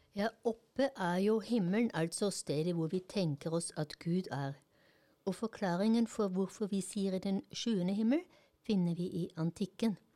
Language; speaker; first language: Norwegian; non-native, fluent; German